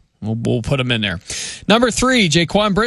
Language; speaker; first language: English; native; English